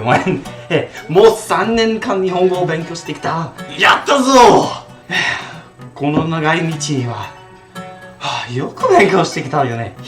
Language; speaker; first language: Japanese; non-native, learner; English